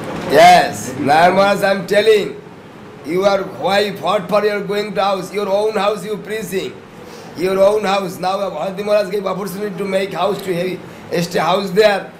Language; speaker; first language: English; non-native, local second language; Bangla